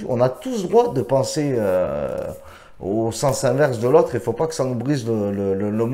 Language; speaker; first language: French; native; French